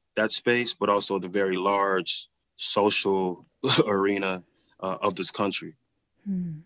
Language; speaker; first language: English; native; English